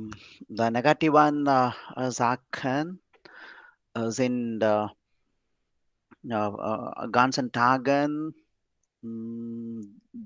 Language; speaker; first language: German; non-native, learner; Tamil